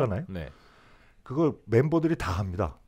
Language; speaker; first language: Korean; native; Korean